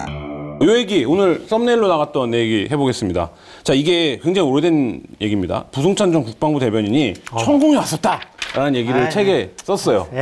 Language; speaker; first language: Korean; native; Korean